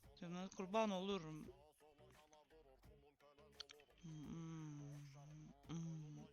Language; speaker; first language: Turkish; native; Turkish